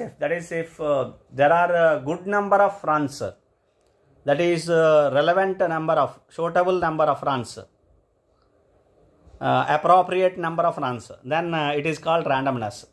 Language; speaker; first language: English; non-native, local second language; Telugu